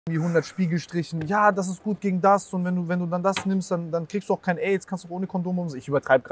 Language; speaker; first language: German; native; German